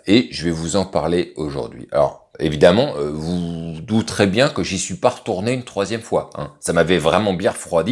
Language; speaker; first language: French; native; French